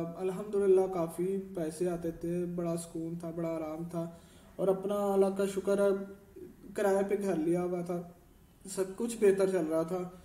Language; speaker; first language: Urdu; non-native, local second language; Punjabi